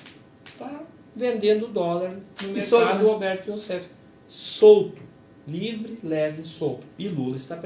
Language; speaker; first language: Portuguese; native; Portuguese